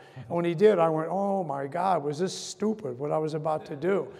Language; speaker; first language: English; native; English